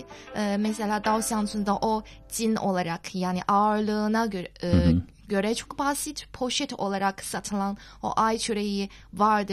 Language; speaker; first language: Turkish; non-native, fluent; Chinese